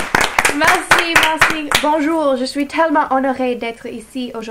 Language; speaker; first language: French; non-native, learner; English